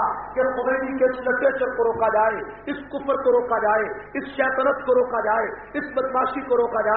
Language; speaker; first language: Urdu; native; Urdu